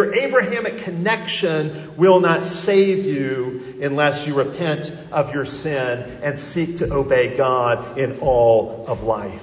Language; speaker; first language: English; native; English